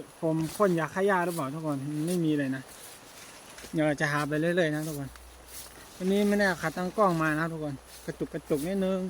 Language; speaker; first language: Thai; non-native, local second language; Shan